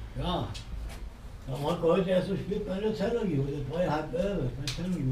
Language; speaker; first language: German; native; German